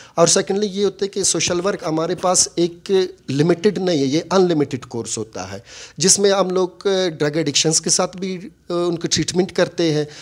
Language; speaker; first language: Urdu; non-native, local second language; Baluchi